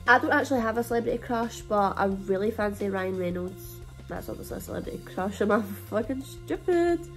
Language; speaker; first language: English; native; English